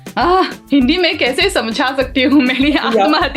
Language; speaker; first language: Hindi; non-native, learner; Chinese